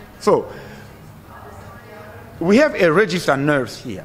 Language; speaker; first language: English; non-native, fluent; Swahili